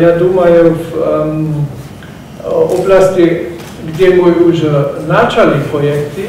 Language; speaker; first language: Russian; non-native, learner; German